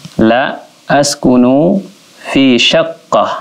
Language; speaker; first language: Arabic; non-native, fluent; Indonesian